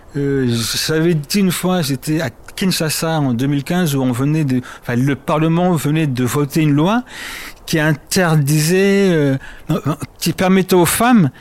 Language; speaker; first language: French; early bilingual, other home language; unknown